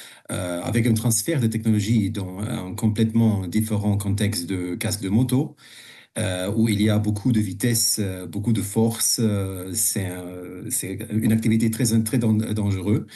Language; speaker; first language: French; non-native, fluent; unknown